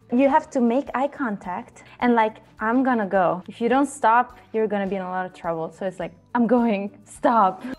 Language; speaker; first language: English; non-native, fluent; Italian